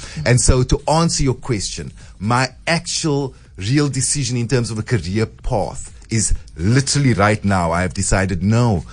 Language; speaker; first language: English; native; English